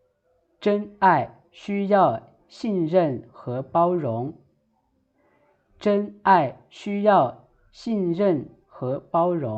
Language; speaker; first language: Chinese; non-native, fluent; Lao